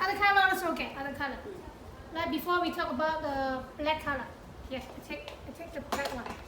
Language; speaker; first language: English; non-native, learner; Chinese